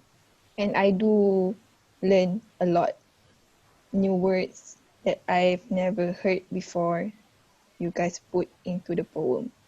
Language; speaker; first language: English; non-native, fluent; Malay